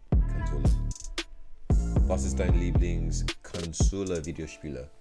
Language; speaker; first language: German; non-native, learner; English